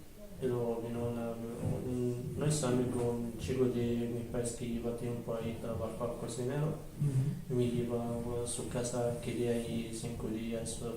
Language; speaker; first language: Spanish; early bilingual, other home language; Arabic